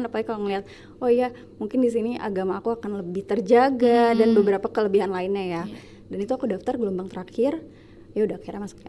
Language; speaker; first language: Indonesian; native; Indonesian